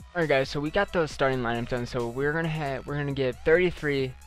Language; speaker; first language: English; native; English